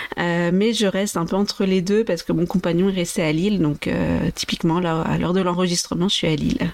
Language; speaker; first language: French; native; French